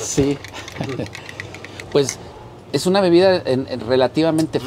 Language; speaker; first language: Spanish; native; Spanish